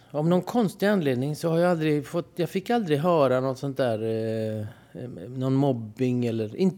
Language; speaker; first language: Swedish; native; Swedish